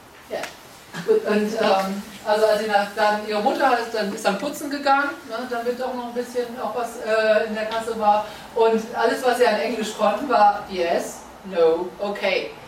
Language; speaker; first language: German; native; German